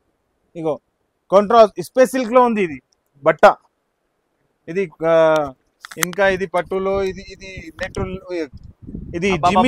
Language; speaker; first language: Telugu; non-native, local second language; Urdu